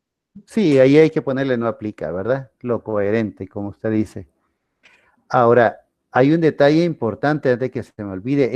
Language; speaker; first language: Spanish; native; Spanish